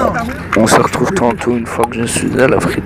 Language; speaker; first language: French; native; French